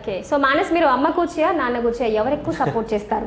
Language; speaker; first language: Telugu; native; Telugu